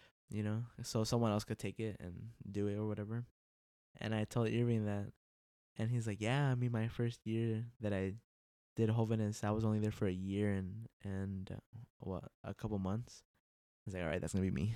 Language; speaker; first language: English; early bilingual, other home language; Spanish